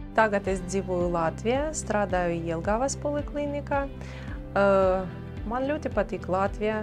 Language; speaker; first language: Latvian; non-native, fluent; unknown